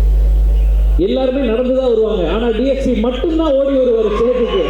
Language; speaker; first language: Tamil; native; Tamil